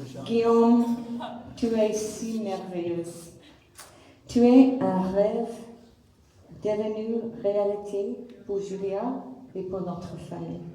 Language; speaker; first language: French; non-native, learner; English